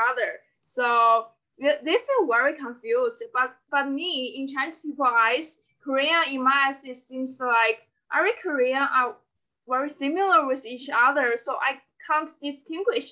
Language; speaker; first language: English; non-native, fluent; Chinese